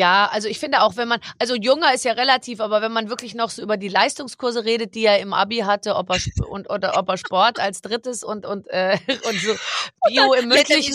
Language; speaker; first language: German; native; German